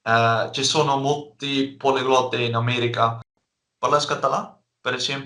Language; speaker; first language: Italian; non-native, learner; Dutch